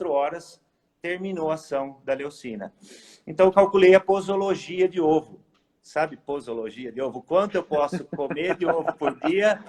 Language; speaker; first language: Portuguese; native; Portuguese